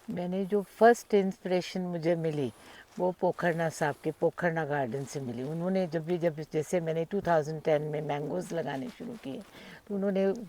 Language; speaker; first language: Hindi; non-native, local second language; Punjabi